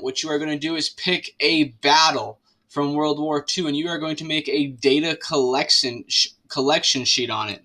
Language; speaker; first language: English; native; English